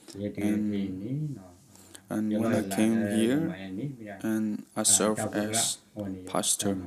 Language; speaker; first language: English; non-native, fluent; Burmese